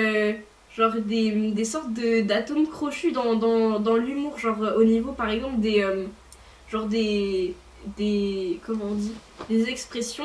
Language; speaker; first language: French; native; French